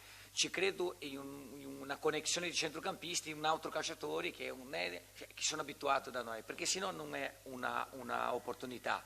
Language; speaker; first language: Italian; non-native, fluent; Portuguese